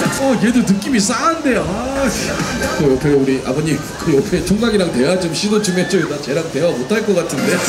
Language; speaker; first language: Korean; native; Korean